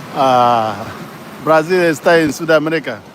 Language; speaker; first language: Spanish; non-native, learner; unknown